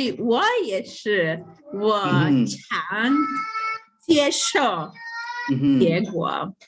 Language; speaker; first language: Chinese; non-native, fluent; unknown